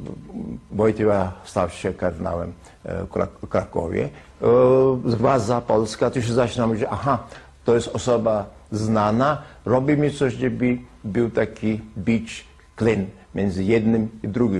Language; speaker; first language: Polish; non-native, learner; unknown